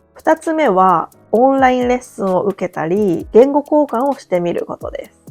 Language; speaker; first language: Japanese; native; Japanese